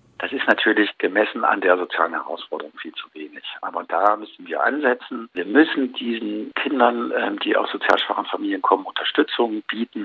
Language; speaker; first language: German; native; German